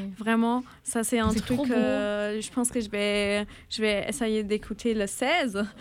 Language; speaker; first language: French; non-native, fluent; German